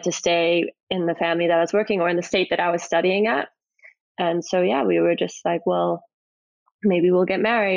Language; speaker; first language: English; native; English